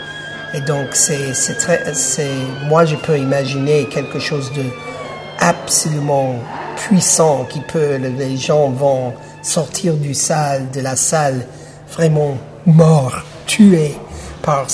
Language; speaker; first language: French; non-native, fluent; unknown